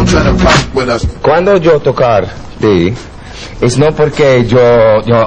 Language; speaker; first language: Spanish; non-native, learner; English